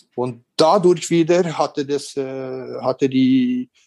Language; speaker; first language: German; non-native, fluent; Norwegian